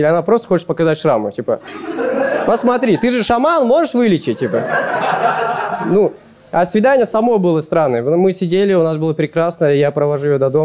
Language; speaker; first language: Russian; native; Russian